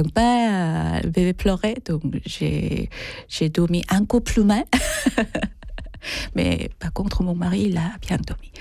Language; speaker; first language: French; non-native, fluent; Korean